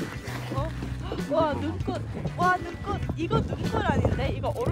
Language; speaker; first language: Korean; non-native, learner; English